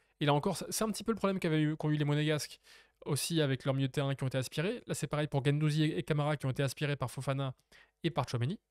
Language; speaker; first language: French; native; French